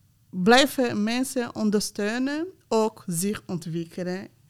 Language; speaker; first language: Dutch; non-native, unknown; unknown